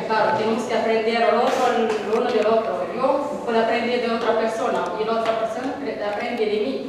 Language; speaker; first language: Spanish; non-native, learner; Arabic